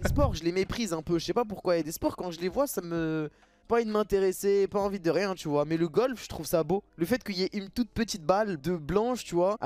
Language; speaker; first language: French; native; French